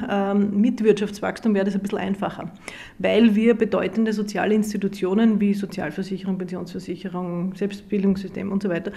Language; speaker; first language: German; native; German